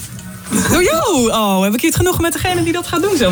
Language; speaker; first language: Dutch; native; Dutch